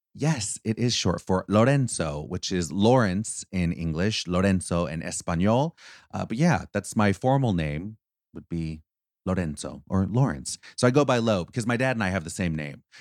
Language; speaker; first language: English; early bilingual, other home language; Spanish